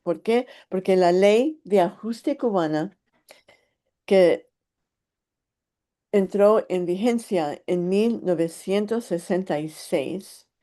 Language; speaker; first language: Spanish; early bilingual, heritage; English